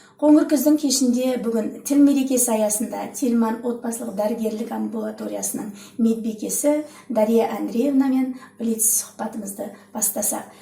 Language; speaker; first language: Kazakh; native; Kazakh